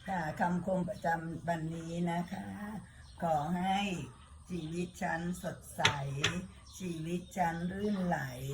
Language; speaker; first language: Thai; native; Thai